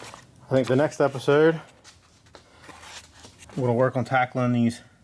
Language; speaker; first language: English; native; English